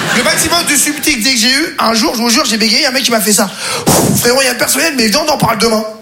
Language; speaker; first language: French; native; French